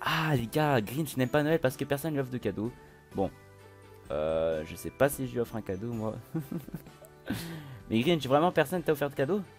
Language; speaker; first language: French; native; French